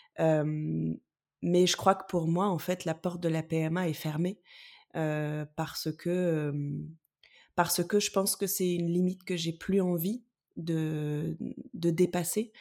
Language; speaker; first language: French; native; French